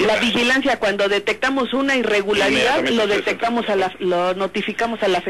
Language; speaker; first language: Spanish; native; Spanish